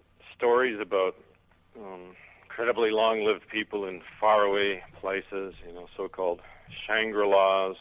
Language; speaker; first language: English; native; English